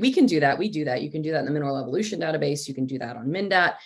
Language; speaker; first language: English; native; English